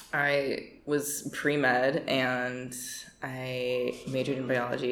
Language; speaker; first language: English; native; English